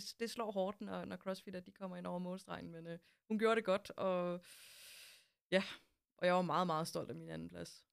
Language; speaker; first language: Danish; native; Danish